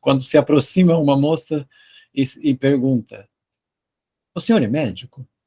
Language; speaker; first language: Portuguese; native; Portuguese